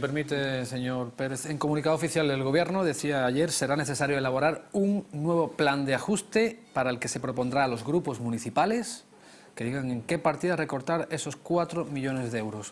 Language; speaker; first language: Spanish; native; Spanish